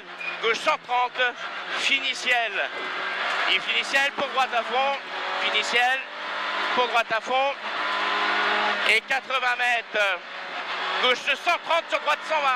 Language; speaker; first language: French; native; French